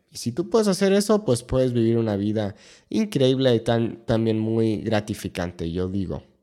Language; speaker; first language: Spanish; non-native, fluent; English